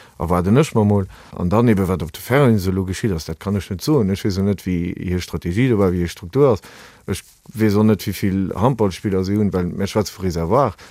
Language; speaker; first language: Luxembourgish; native; Luxembourgish